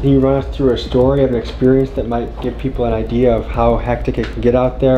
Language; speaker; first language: English; native; English